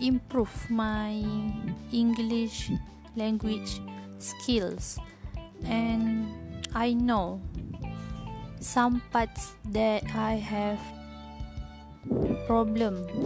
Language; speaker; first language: English; non-native, learner; Malay